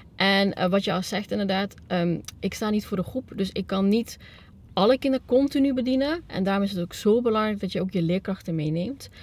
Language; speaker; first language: Dutch; early bilingual, other home language; Spanish